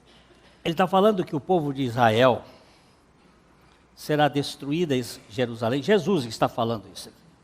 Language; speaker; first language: Portuguese; native; Portuguese